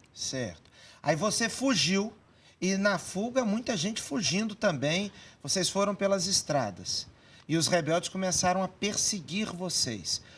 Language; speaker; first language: Portuguese; native; Portuguese